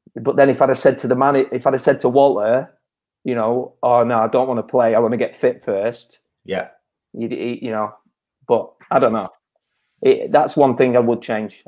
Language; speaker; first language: English; native; English